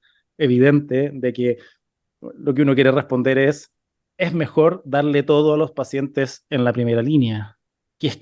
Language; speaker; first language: Spanish; native; Spanish